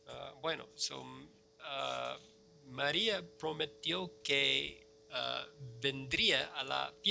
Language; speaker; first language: Spanish; non-native, learner; English